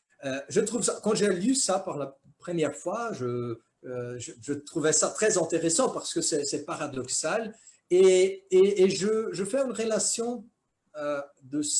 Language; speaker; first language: French; non-native, fluent; Portuguese